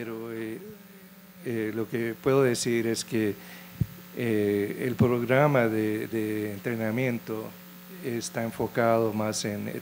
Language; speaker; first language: Spanish; non-native, fluent; English